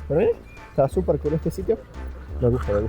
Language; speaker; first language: Spanish; native; Spanish